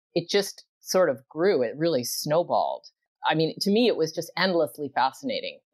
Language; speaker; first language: English; native; English